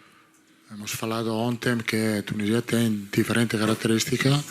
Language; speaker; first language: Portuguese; non-native, learner; Italian